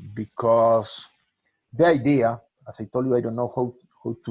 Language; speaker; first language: English; non-native, learner; Spanish